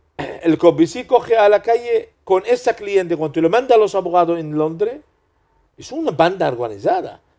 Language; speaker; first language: Spanish; non-native, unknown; Arabic